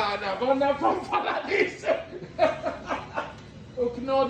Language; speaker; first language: Portuguese; non-native, learner; English